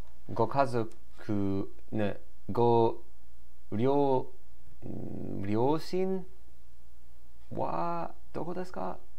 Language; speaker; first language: Japanese; non-native, learner; English